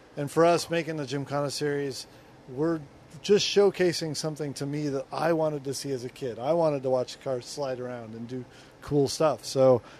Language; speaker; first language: English; native; English